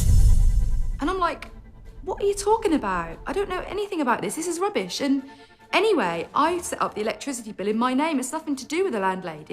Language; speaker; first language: English; native; English